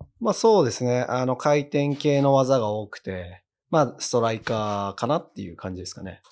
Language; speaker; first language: Japanese; native; Japanese